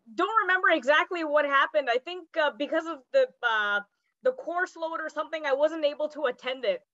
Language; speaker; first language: English; native; English